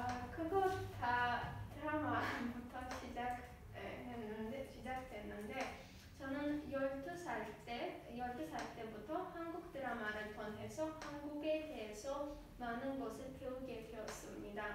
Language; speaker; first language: Korean; non-native, learner; Azerbaijani